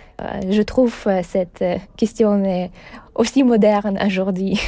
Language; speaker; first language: French; non-native, fluent; Russian